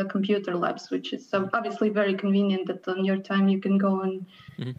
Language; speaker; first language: English; non-native, fluent; Latvian